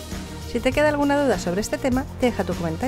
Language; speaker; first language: Spanish; native; Spanish